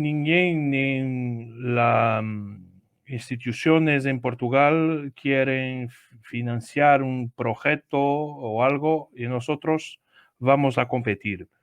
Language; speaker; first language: Spanish; non-native, learner; Portuguese